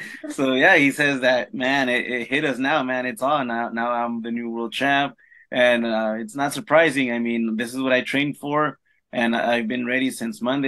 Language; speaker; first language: English; early bilingual, other home language; Spanish